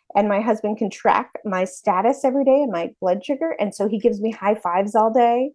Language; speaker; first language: English; native; English